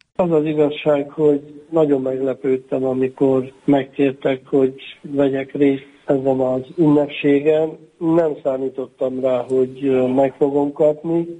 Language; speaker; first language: Hungarian; non-native, local second language; Romanian